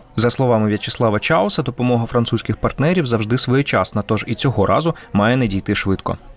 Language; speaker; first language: Ukrainian; native; Ukrainian